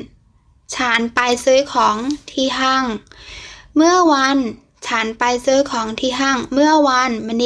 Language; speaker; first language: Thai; non-native, fluent; Burmese